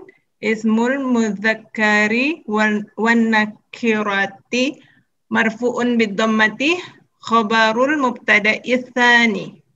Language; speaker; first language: Arabic; non-native, learner; Indonesian